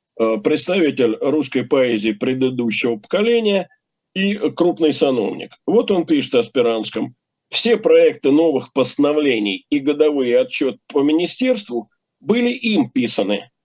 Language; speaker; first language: Russian; native; Russian